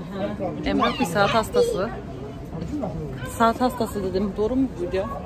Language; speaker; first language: Turkish; non-native, learner; German